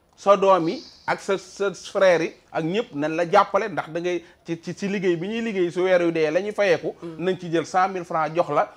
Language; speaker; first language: Wolof; native; Wolof